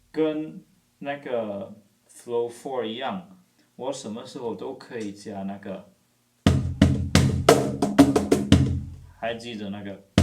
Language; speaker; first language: Chinese; non-native, fluent; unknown